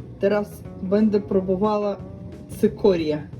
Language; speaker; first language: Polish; non-native, learner; Russian